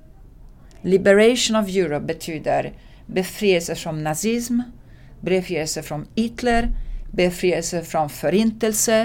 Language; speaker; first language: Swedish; non-native, fluent; Italian